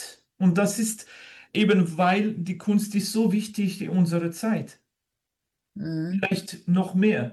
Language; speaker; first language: German; non-native, fluent; French